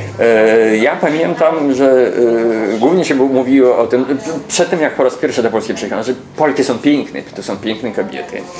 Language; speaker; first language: Polish; non-native, fluent; Russian